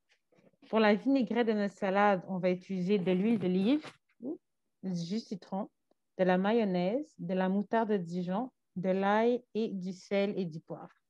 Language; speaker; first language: French; native; French